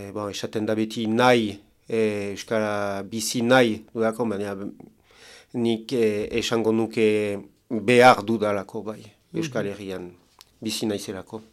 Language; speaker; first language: Basque; non-native, local second language; French